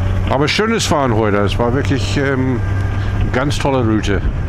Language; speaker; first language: German; non-native, fluent; English